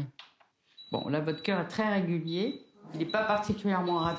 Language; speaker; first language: French; native; French